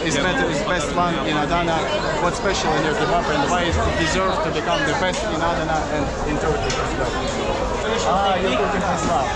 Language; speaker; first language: English; non-native, fluent; Russian